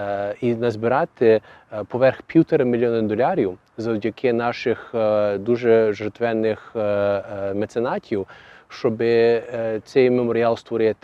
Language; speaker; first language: Ukrainian; early bilingual, heritage; Ukrainian